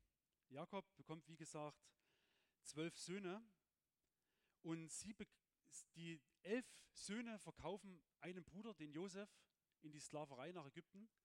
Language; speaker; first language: German; native; German